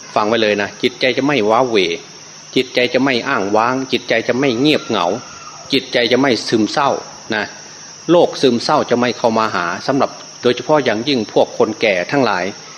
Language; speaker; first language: Thai; native; Thai